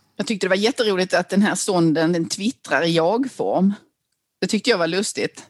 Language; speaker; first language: Swedish; native; Swedish